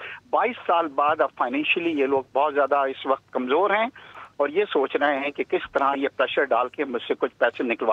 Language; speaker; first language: Urdu; native; Urdu